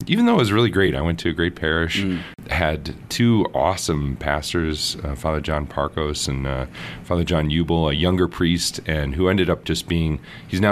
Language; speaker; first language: English; native; English